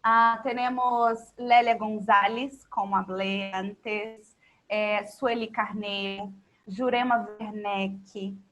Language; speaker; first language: Spanish; non-native, local second language; Portuguese